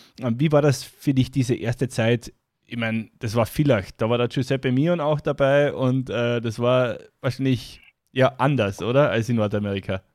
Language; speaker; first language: German; native; German